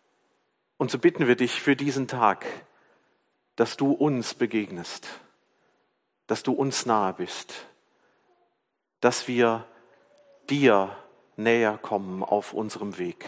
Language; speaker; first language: German; native; German